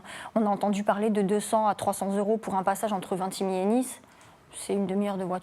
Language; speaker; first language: French; native; French